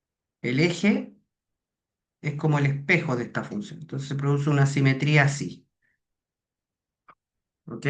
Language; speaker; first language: Spanish; native; Spanish